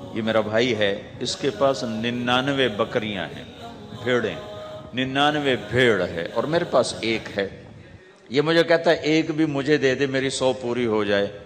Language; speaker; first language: Urdu; non-native, local second language; Punjabi